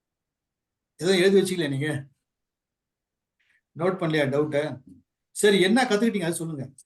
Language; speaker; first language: Tamil; native; Tamil